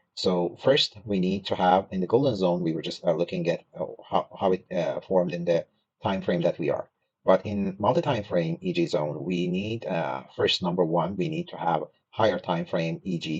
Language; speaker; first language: English; non-native, fluent; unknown